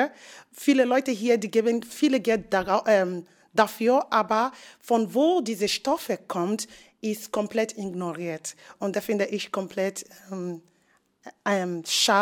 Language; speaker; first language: German; non-native, learner; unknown